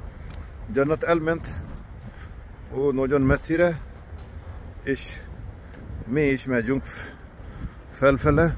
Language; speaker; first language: Hungarian; non-native, learner; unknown